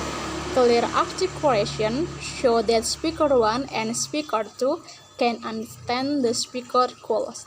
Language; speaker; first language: English; non-native, learner; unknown